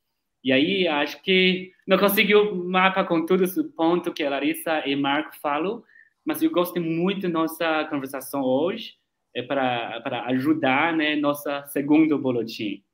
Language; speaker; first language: Portuguese; non-native, learner; Chinese